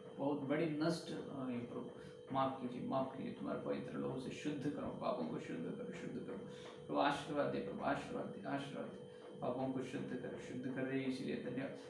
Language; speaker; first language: Hindi; non-native, local second language; Telugu